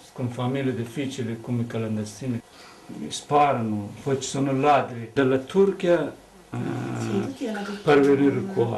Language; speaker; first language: Italian; non-native, learner; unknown